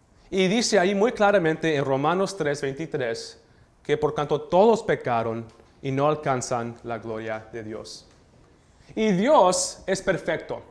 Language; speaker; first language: Spanish; early bilingual, heritage; Spanish